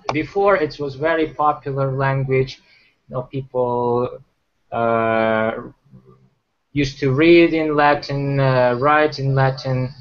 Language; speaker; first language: English; non-native, fluent; Ukrainian